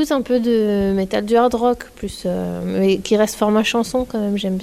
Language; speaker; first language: French; native; French